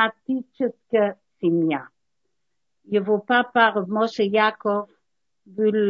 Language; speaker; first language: Russian; non-native, learner; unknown